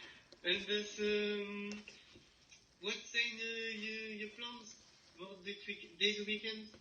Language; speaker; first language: Dutch; non-native, learner; French